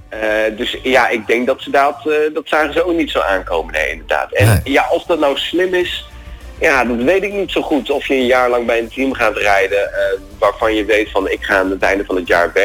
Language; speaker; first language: Dutch; native; Dutch